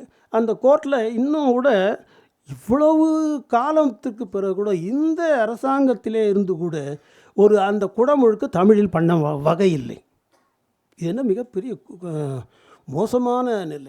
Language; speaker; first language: Tamil; native; Tamil